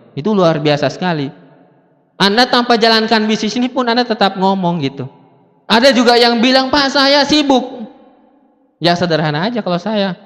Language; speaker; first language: Indonesian; non-native, local second language; Buginese